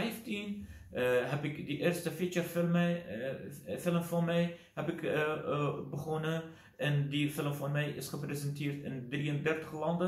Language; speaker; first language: Dutch; non-native, learner; Kurdish